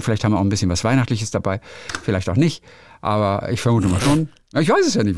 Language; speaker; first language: German; native; German